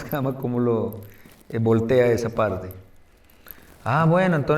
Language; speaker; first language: Spanish; native; Spanish